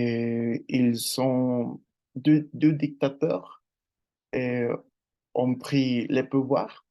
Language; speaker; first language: French; non-native, learner; Spanish